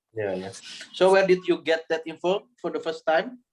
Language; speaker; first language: English; non-native, learner; Indonesian